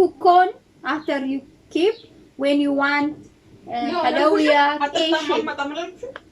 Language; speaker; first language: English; non-native, learner; Amharic